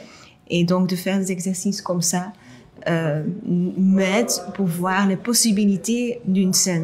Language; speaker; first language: French; non-native, local second language; Dutch